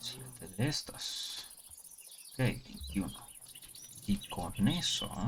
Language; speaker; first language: Spanish; early bilingual, heritage; Spanish